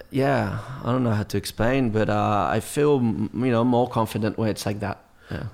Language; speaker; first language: English; non-native, fluent; French